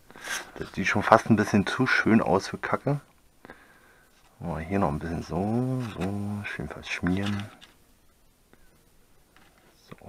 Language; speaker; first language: German; native; German